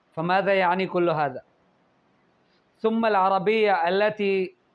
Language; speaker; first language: Arabic; non-native, fluent; Urdu